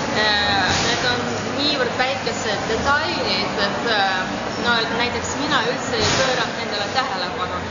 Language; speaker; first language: Estonian; non-native, local second language; Russian